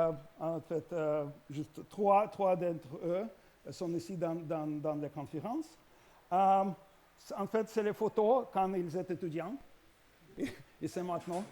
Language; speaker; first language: French; non-native, learner; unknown